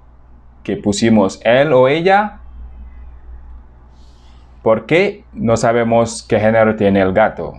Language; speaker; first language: Spanish; non-native, fluent; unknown